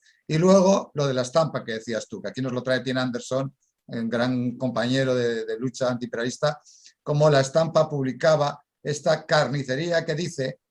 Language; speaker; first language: Spanish; native; Spanish